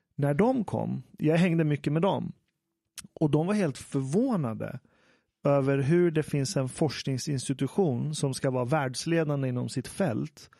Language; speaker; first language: Swedish; early bilingual, other home language; Persian